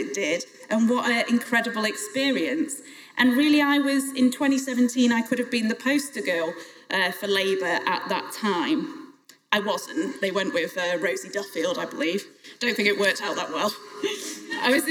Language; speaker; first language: English; native; English